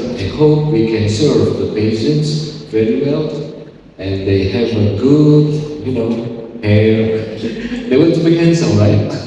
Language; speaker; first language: English; non-native, fluent; Indonesian